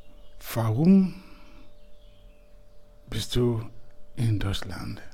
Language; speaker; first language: German; non-native, fluent; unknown